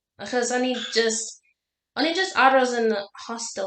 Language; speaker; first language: Welsh; non-native, learner; English